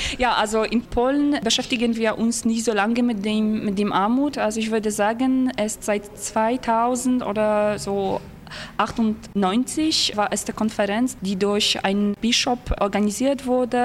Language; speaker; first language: German; non-native, fluent; Polish